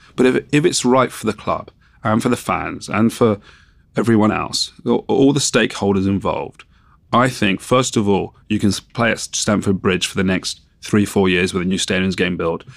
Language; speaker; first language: English; native; English